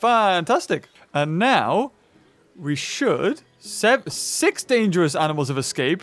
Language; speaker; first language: English; native; English